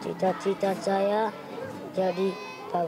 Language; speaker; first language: Indonesian; non-native, local second language; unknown